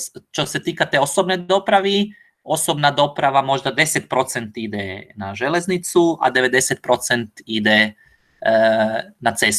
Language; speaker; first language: Slovak; non-native, learner; Croatian